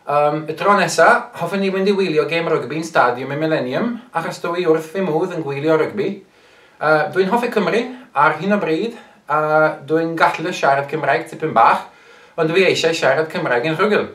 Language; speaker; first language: Welsh; non-native, learner; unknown